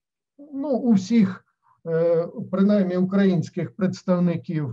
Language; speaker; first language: Ukrainian; native; Ukrainian